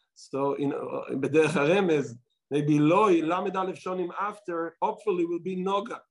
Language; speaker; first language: English; non-native, fluent; Hebrew